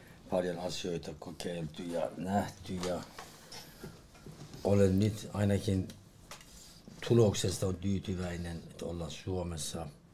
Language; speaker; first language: Finnish; non-native, fluent; Persian